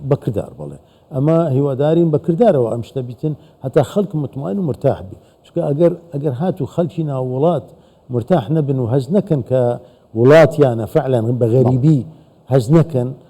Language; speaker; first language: Central Kurdish; non-native, local second language; Assyrian Neo-Aramaic